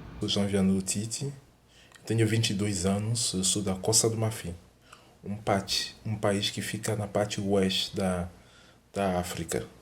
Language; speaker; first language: Portuguese; non-native, fluent; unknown